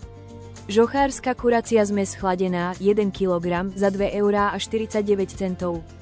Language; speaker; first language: Slovak; native; Slovak